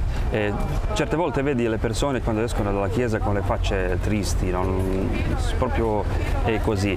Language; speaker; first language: Italian; non-native, fluent; Croatian